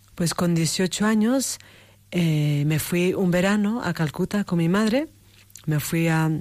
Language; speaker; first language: Spanish; native; Spanish